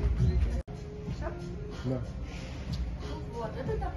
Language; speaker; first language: Russian; native; Russian